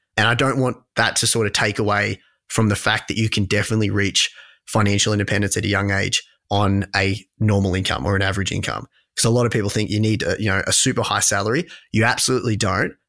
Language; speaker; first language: English; native; English